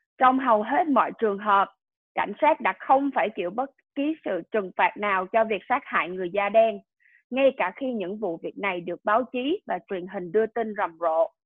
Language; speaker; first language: Vietnamese; early bilingual, heritage; Vietnamese